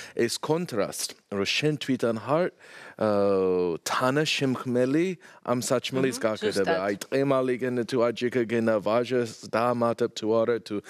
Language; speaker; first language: Georgian; non-native, fluent; English